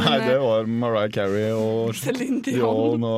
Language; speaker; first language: Norwegian; native; Norwegian